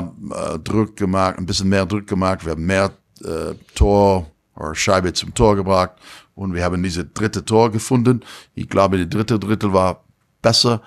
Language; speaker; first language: German; non-native, learner; English